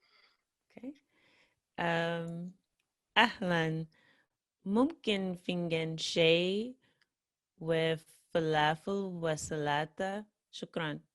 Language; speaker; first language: Arabic; non-native, learner; English